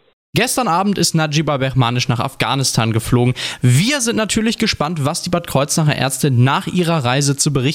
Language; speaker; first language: German; native; German